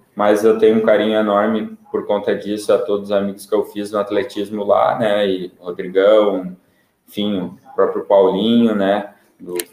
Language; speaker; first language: Portuguese; native; Portuguese